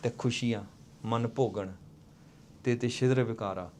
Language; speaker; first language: Punjabi; early bilingual, heritage; Punjabi